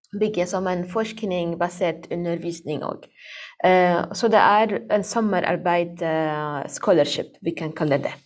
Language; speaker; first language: Norwegian; non-native, learner; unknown